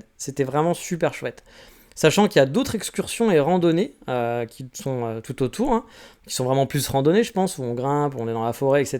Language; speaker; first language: French; native; French